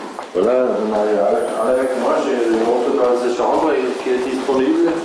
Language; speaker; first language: French; non-native, learner; German